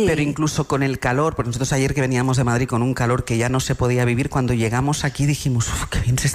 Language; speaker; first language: Spanish; native; Spanish